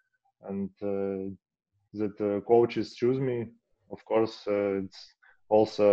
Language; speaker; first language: English; non-native, learner; Russian